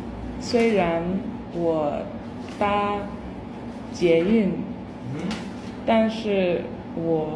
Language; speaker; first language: Chinese; non-native, learner; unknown